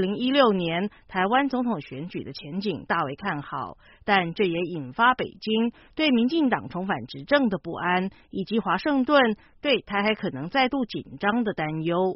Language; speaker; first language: Chinese; native; Chinese